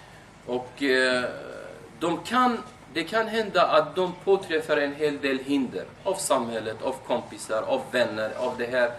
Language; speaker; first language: Swedish; non-native, fluent; Arabic